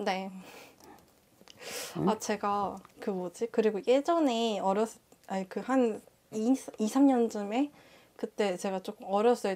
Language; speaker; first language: Korean; native; Korean